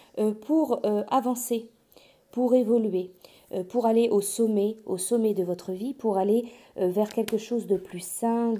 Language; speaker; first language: French; native; French